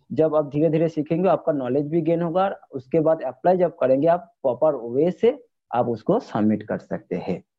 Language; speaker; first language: Hindi; non-native, local second language; Bangla